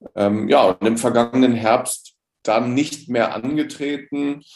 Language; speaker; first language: German; native; German